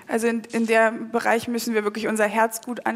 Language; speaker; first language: German; native; German